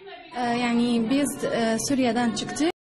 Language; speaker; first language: Turkish; non-native, learner; Arabic